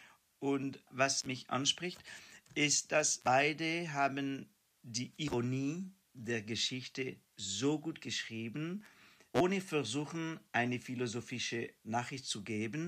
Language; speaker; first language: German; non-native, fluent; French